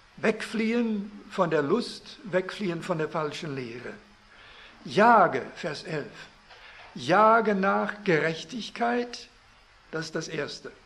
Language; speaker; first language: German; early bilingual, heritage; German